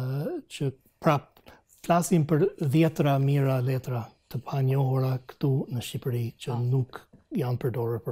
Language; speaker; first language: Albanian; non-native, fluent; English